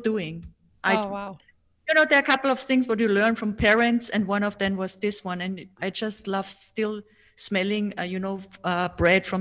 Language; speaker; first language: English; non-native, fluent; German